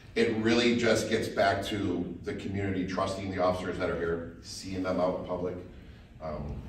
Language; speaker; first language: English; native; English